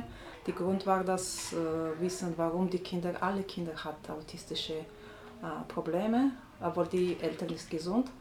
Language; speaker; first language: German; non-native, learner; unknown